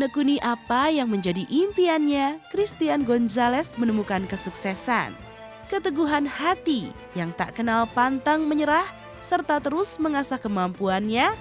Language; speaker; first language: Indonesian; native; Indonesian